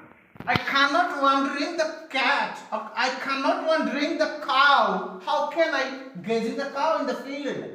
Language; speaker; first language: English; non-native, learner; Hindi